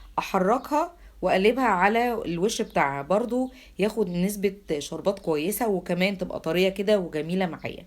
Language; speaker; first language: Arabic; native; Arabic